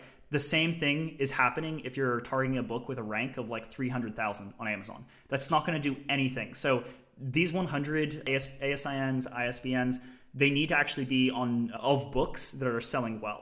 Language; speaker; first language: English; native; English